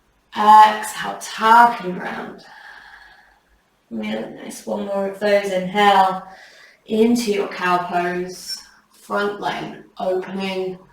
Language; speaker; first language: English; native; English